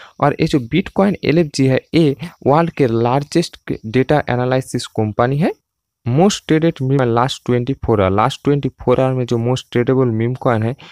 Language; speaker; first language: Hindi; native; Hindi